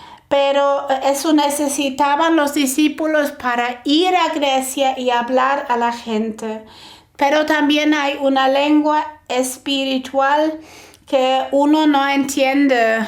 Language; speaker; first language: Spanish; non-native, fluent; German